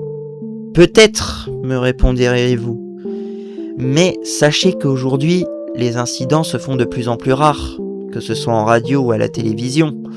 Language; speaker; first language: French; native; French